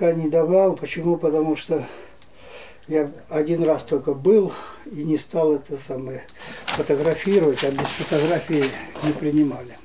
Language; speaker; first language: Russian; native; Russian